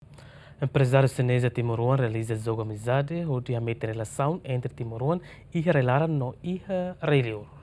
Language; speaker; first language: Portuguese; non-native, local second language; Tetum